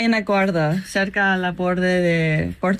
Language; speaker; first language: Spanish; non-native, learner; English